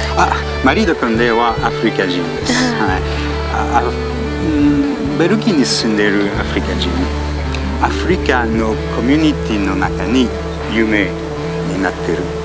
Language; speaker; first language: Japanese; non-native, learner; French